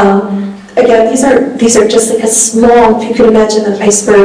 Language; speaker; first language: English; native; English